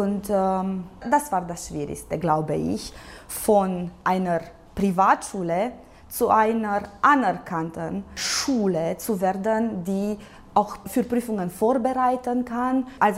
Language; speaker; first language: German; non-native, local second language; Romanian